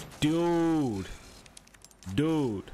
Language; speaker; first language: English; native; English